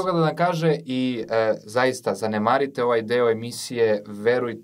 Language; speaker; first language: Serbian; native; Serbian